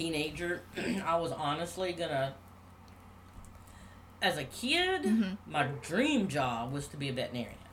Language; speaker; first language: English; native; English